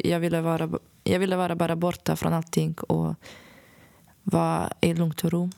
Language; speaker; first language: Swedish; non-native, fluent; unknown